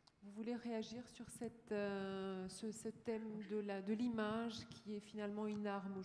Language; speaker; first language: French; native; French